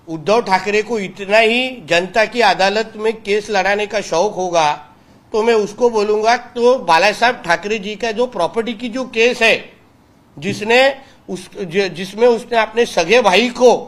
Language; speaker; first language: Hindi; non-native, local second language; Marathi